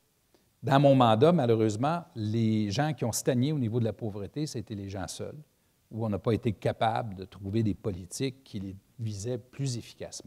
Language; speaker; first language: French; native; French